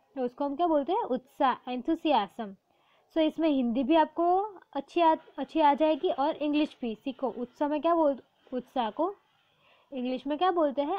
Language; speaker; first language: Hindi; non-native, local second language; Gujarati